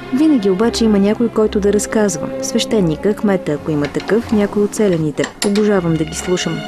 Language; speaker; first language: Bulgarian; native; Bulgarian